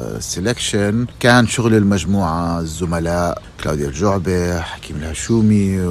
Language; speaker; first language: Arabic; native; Arabic